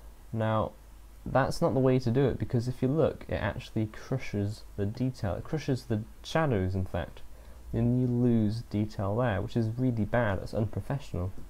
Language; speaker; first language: English; native; English